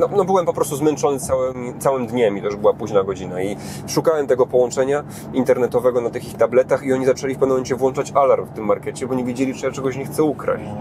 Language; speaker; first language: Polish; native; Polish